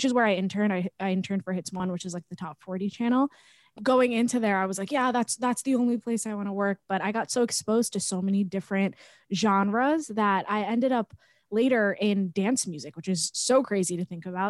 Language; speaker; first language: English; native; English